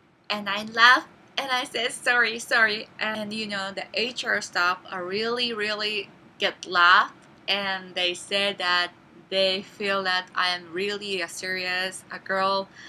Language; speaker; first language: English; non-native, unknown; Japanese